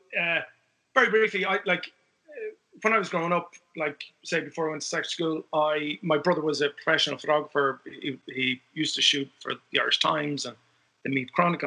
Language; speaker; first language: English; native; English